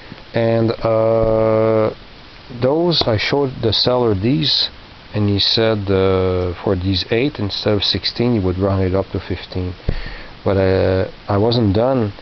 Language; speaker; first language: English; non-native, local second language; French